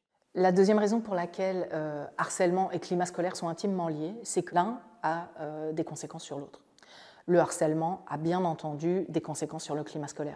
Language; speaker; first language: French; native; French